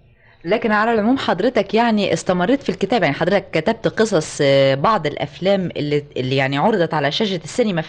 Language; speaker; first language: Arabic; native; Arabic